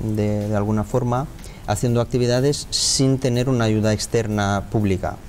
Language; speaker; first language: Spanish; non-native, fluent; Romanian